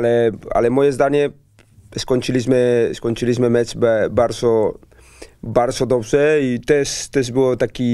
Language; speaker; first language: Polish; non-native, learner; Spanish